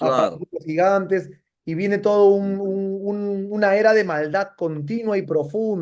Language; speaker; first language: Spanish; native; Spanish